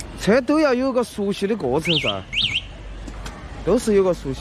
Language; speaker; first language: Chinese; native; Chinese